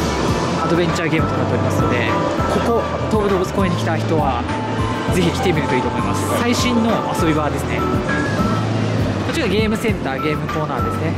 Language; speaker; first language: Japanese; native; Japanese